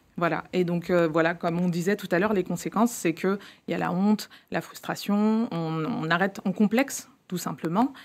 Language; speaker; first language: French; native; French